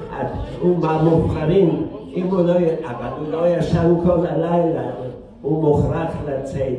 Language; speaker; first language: Hebrew; non-native, fluent; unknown